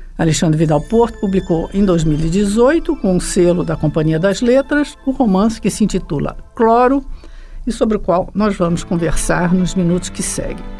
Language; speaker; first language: Portuguese; native; Portuguese